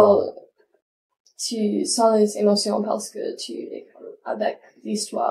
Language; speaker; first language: French; non-native, learner; English